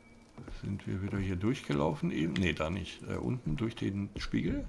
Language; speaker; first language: German; native; German